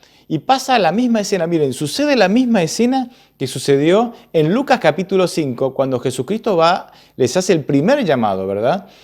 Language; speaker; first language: Spanish; native; Spanish